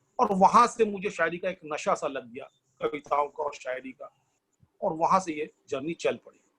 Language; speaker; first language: Hindi; non-native, local second language; Bangla